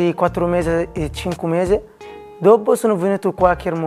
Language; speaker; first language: Italian; non-native, learner; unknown